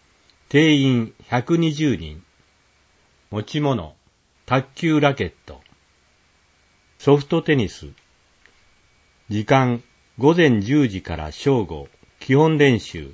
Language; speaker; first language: Japanese; native; Japanese